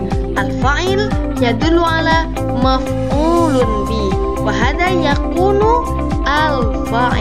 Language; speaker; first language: Arabic; non-native, learner; Indonesian